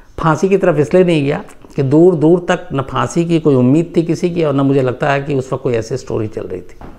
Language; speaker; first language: Hindi; native; Hindi